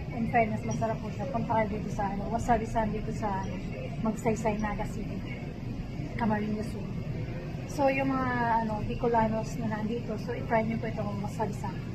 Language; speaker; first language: Filipino; non-native, local second language; Bikol